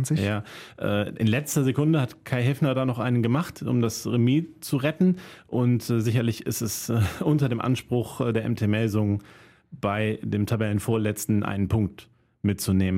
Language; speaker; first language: German; native; German